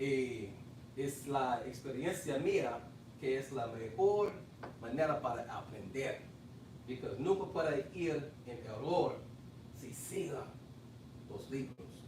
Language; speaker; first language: Spanish; non-native, fluent; English